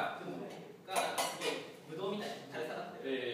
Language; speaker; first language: Japanese; native; Japanese